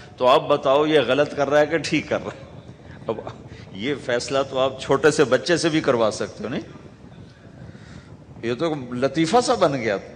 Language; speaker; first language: Urdu; non-native, local second language; Punjabi